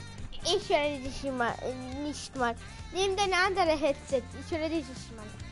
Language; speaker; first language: German; early bilingual, other home language; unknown